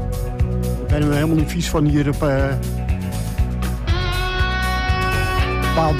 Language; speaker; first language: Dutch; native; Dutch